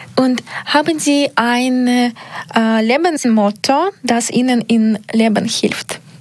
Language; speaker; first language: German; non-native, learner; Ukrainian